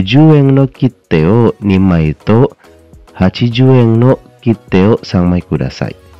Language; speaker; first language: Japanese; non-native, fluent; Indonesian